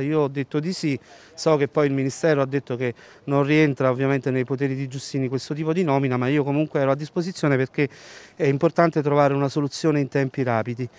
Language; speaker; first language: Italian; native; Italian